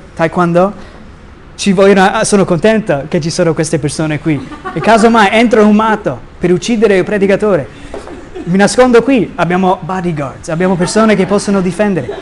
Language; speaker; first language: Italian; non-native, fluent; English